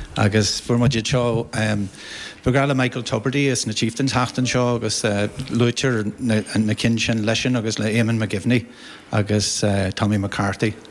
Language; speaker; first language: Irish; native; Irish